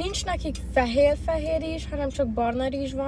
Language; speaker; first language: Hungarian; early bilingual, heritage; Hungarian